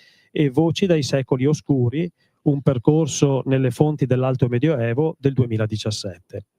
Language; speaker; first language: Italian; native; Italian